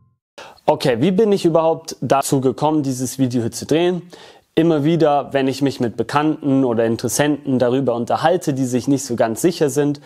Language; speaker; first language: German; native; German